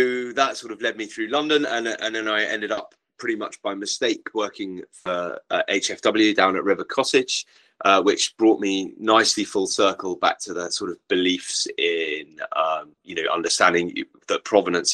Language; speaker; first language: English; native; English